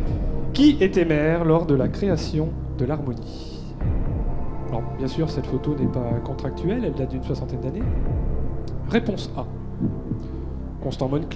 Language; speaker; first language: French; native; French